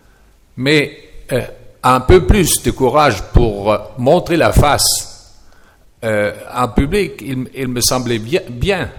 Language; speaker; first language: French; non-native, fluent; German